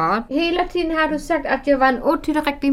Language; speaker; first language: Swedish; non-native, fluent; German